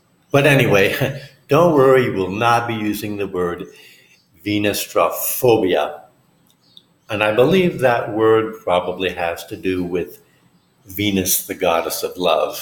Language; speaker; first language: English; native; English